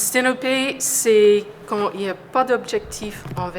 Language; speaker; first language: French; non-native, fluent; English